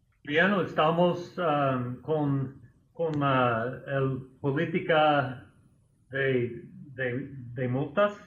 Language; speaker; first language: Spanish; non-native, fluent; English